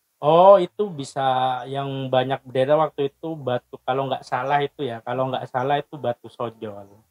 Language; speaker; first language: Indonesian; non-native, local second language; Madurese